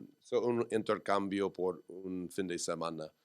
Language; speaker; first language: Spanish; non-native, learner; English